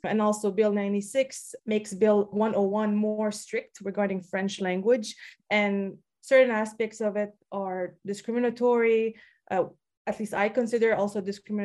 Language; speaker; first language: English; native; English